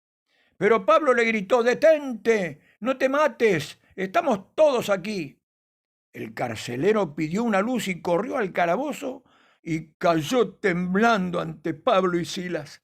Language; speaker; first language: Spanish; native; Spanish